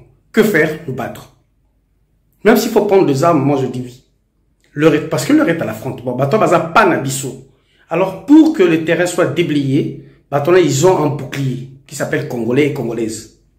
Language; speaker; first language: French; non-native, local second language; Lingala